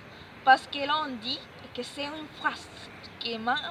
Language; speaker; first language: French; non-native, learner; Spanish